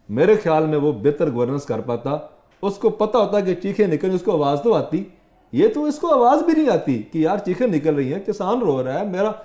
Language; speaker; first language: Urdu; non-native, local second language; Punjabi